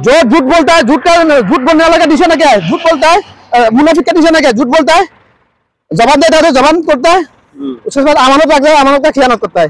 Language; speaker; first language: Hindi; non-native, learner; Bangla